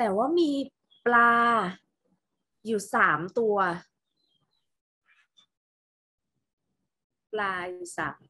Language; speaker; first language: Thai; native; Thai